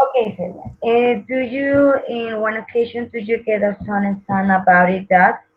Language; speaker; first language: English; non-native, learner; Spanish